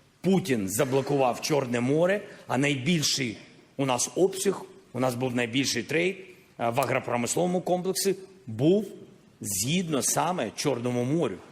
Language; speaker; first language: Ukrainian; non-native, local second language; Russian